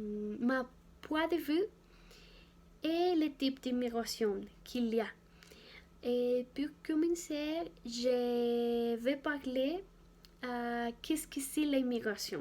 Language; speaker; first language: French; non-native, learner; Spanish